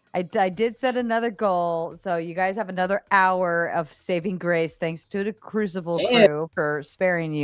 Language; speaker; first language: English; native; English